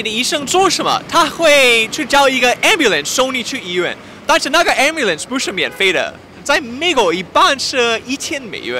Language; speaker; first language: Chinese; non-native, fluent; English